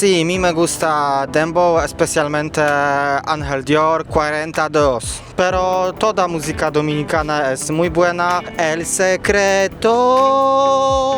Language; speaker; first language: Spanish; non-native, learner; Polish